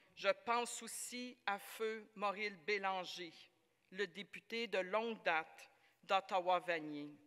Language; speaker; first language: French; native; French